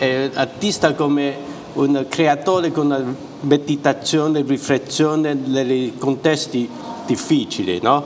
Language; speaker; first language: Italian; non-native, fluent; Chinese